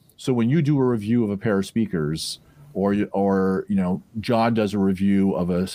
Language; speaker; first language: English; native; English